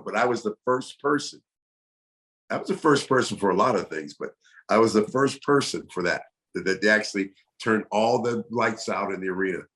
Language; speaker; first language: English; native; English